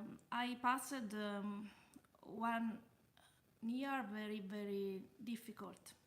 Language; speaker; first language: English; non-native, learner; Italian